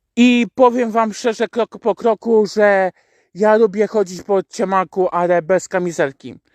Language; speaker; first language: Polish; native; Polish